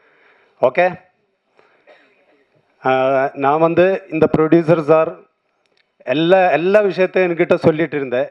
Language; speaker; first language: Tamil; non-native, learner; Malayalam